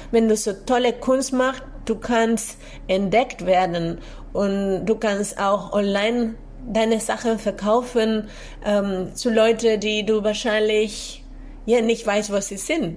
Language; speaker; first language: German; non-native, fluent; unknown